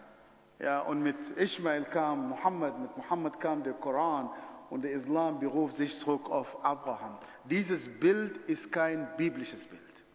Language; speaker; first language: German; non-native, fluent; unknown